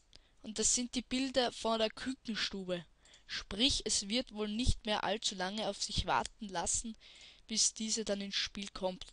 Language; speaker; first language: German; native; German